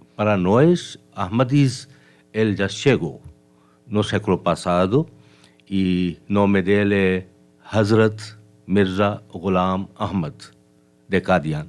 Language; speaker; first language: Portuguese; non-native, fluent; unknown